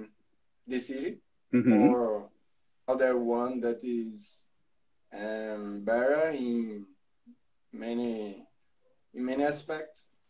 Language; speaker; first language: English; non-native, learner; Portuguese